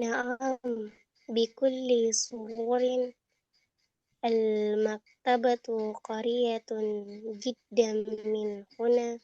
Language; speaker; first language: Arabic; non-native, learner; Indonesian